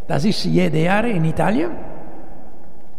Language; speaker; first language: German; non-native, learner; Italian